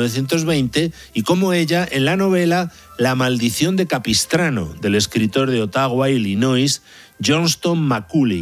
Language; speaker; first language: Spanish; native; Spanish